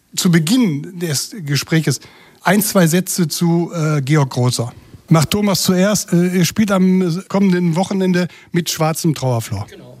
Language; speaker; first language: German; native; German